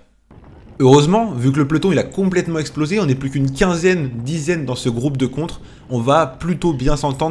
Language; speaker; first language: French; native; French